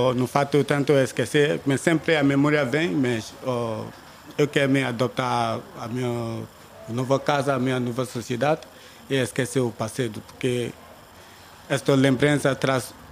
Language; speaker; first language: Portuguese; non-native, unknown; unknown